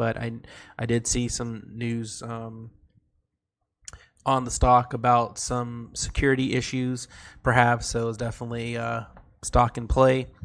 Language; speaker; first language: English; native; English